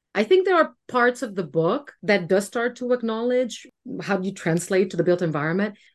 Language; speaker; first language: English; non-native, fluent; Spanish